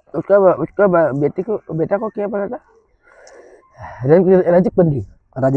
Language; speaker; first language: Hindi; non-native, local second language; Garo